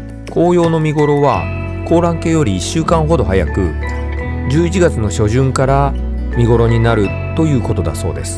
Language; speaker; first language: Japanese; native; Japanese